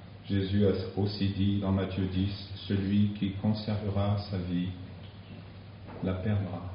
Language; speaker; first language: French; native; French